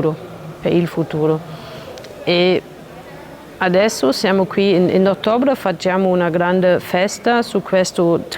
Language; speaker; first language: Italian; non-native, learner; German